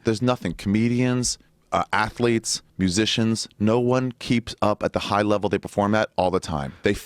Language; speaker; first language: English; native; English